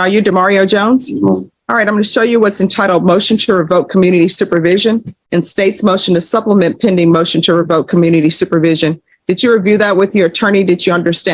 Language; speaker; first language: English; native; English